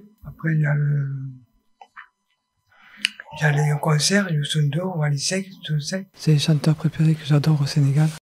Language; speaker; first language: French; non-native, local second language; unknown